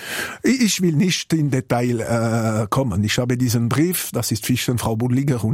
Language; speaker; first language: German; non-native, local second language; French